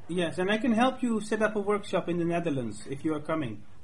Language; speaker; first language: English; non-native, fluent; Dutch